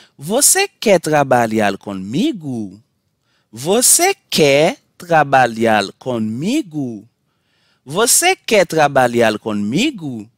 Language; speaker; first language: Portuguese; non-native, learner; Haitian Creole